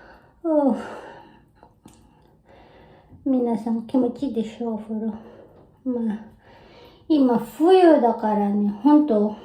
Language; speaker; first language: Japanese; non-native, learner; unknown